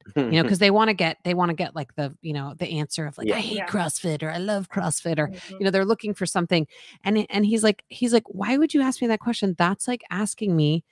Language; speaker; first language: English; native; English